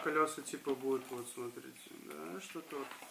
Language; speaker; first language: Russian; native; Russian